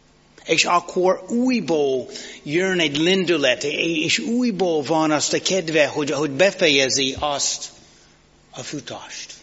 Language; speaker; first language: Hungarian; non-native, fluent; English